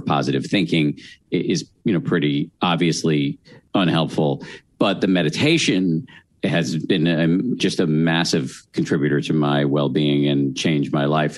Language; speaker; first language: English; native; English